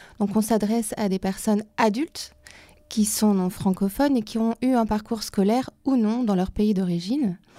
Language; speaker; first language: French; native; French